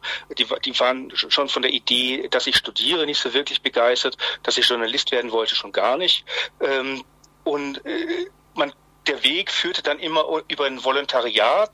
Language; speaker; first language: German; native; German